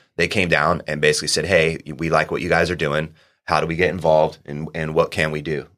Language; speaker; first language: English; native; English